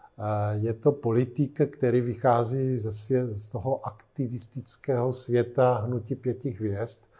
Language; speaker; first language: Czech; non-native, fluent; Italian